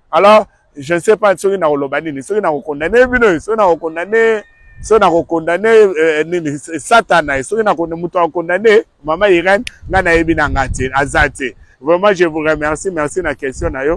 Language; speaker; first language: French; non-native, local second language; Lingala